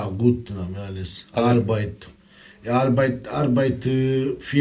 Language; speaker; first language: German; non-native, learner; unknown